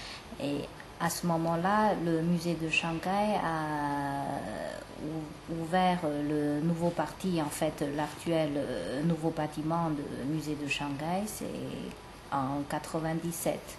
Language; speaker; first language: French; non-native, fluent; Chinese